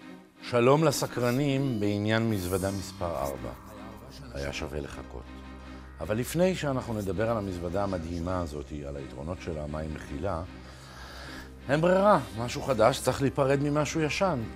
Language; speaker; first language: Hebrew; native; Hebrew